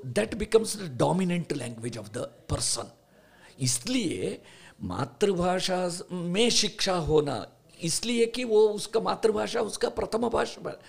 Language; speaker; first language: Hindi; non-native, local second language; Kannada